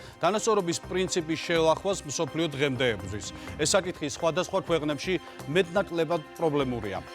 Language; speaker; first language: Georgian; native; Georgian